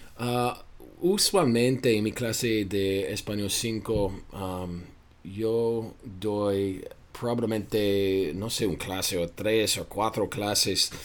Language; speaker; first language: Spanish; non-native, fluent; English